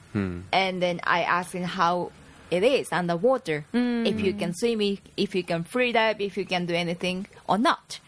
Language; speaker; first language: English; non-native, fluent; Japanese